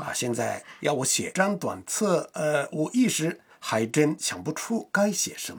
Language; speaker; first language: Chinese; non-native, fluent; Japanese